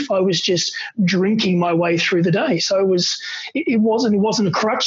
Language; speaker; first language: English; native; English